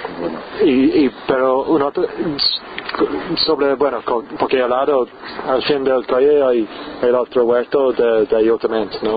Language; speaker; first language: Spanish; non-native, learner; English